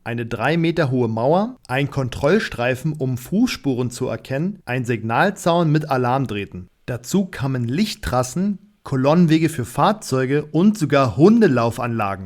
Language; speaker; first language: German; native; German